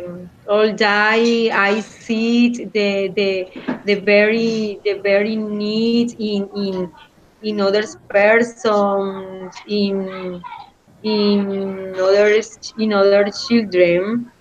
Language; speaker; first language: English; non-native, learner; Spanish